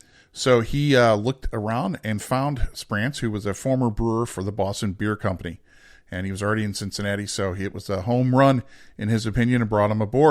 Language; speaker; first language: English; native; English